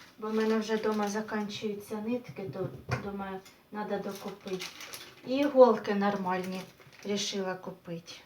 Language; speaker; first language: Ukrainian; native; Ukrainian